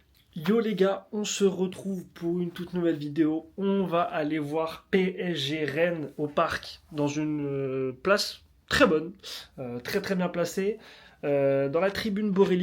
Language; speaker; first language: French; native; French